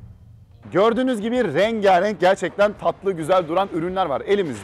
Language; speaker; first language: Turkish; native; Turkish